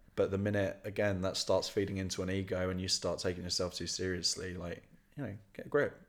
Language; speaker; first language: English; native; English